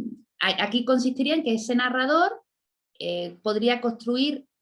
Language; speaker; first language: Spanish; native; Spanish